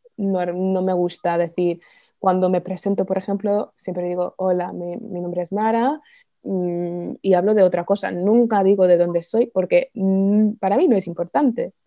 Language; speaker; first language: Spanish; non-native, fluent; English